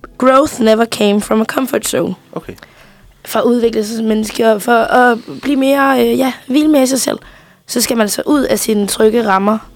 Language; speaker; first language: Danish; early bilingual, other home language; Spanish